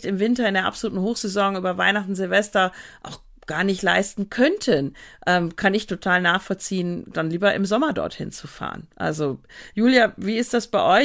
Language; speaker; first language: German; native; German